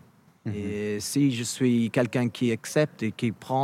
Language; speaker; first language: French; non-native, fluent; English